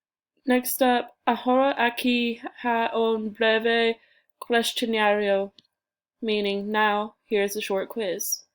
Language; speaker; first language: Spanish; non-native, learner; English